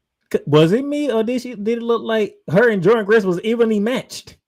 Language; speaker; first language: English; native; English